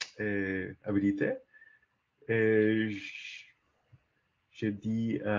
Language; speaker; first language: French; non-native, learner; English